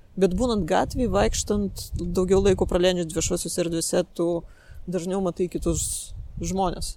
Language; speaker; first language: Lithuanian; non-native, local second language; Russian